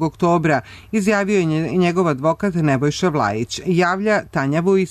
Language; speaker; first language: Serbian; native; Serbian